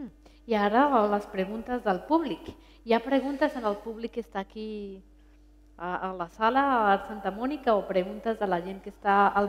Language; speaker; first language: Catalan; non-native, fluent; Spanish